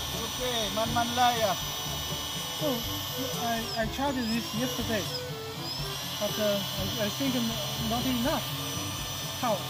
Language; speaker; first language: English; non-native, learner; Filipino